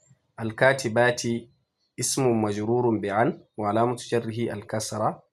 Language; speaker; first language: Arabic; non-native, fluent; Hausa